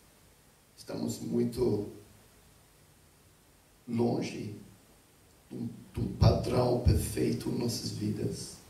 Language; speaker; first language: Portuguese; non-native, fluent; English